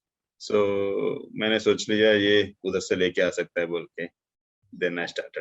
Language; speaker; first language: Hindi; non-native, local second language; Telugu